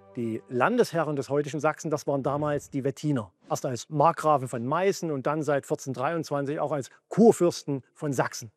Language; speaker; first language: German; native; German